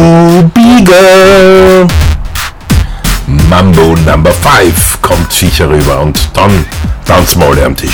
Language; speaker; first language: German; native; German